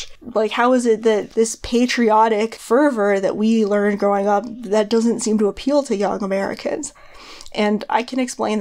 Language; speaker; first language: English; native; English